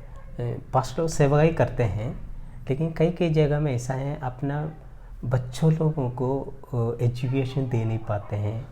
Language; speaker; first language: Hindi; non-native, local second language; Malayalam